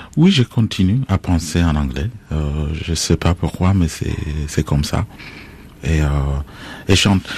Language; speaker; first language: French; non-native, fluent; Acoli